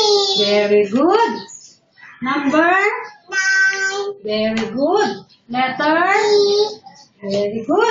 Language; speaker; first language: English; non-native, local second language; Filipino